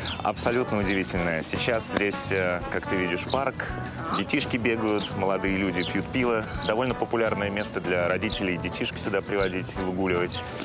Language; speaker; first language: Russian; native; Russian